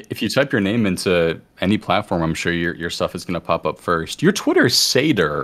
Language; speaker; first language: English; native; English